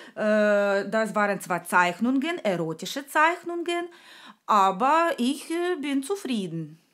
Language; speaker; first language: German; non-native, learner; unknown